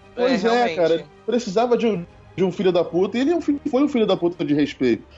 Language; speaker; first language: Portuguese; native; Portuguese